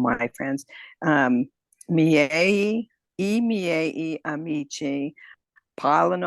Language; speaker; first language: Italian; non-native, learner; English